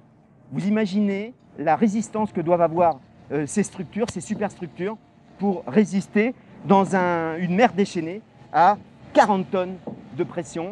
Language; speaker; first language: French; native; French